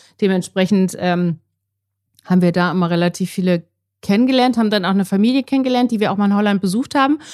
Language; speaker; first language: German; native; German